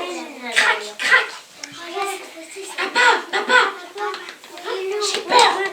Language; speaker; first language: French; native; French